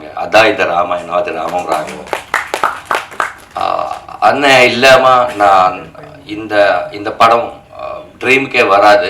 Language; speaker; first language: Tamil; non-native, learner; Telugu